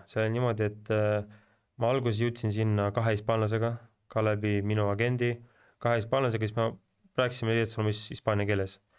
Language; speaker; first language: Estonian; early bilingual, heritage; Estonian